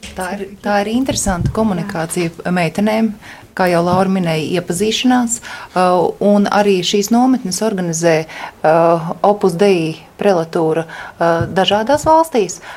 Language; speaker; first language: Latvian; native; Latvian